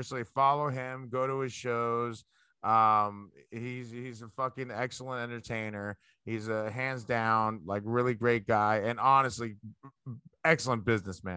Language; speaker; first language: English; early bilingual, other home language; Spanish